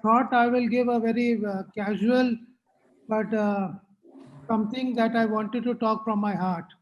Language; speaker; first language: English; non-native, local second language; Hindi